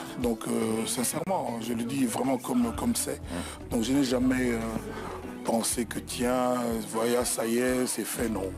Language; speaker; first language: French; non-native, local second language; Lingala